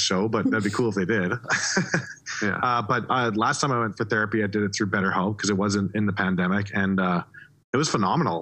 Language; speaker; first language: English; native; English